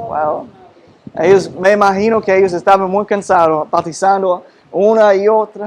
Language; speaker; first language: Spanish; non-native, fluent; English